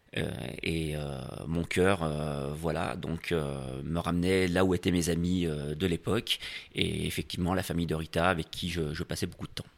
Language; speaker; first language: French; native; French